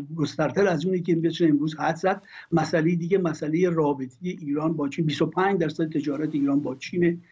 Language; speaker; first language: Persian; native; Persian